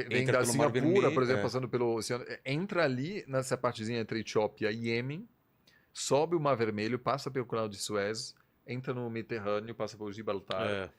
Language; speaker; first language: Portuguese; non-native, fluent; German